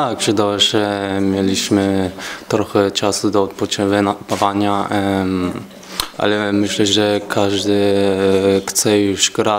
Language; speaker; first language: Polish; early bilingual, heritage; Polish